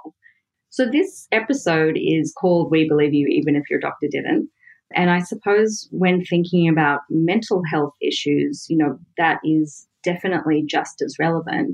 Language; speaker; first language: English; native; English